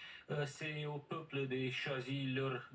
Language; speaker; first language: French; non-native, learner; Romanian